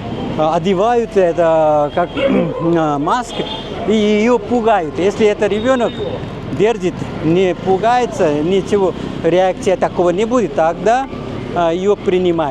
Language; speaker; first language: Russian; non-native, fluent; Nepali